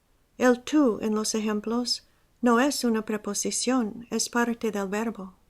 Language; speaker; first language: Spanish; non-native, fluent; English